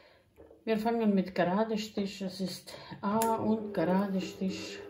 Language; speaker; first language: German; non-native, fluent; Croatian